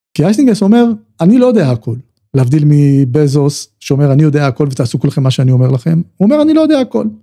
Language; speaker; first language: Hebrew; native; Hebrew